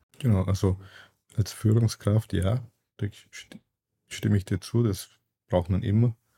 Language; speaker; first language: German; early bilingual, other home language; Turkish